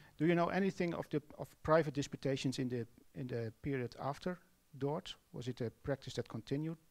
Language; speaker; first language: English; non-native, fluent; Dutch